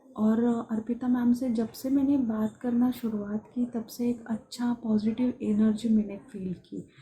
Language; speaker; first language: Hindi; non-native, local second language; Marathi